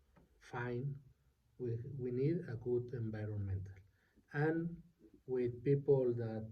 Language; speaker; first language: English; non-native, learner; Spanish